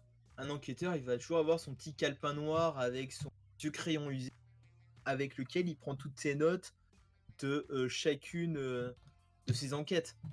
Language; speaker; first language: French; native; French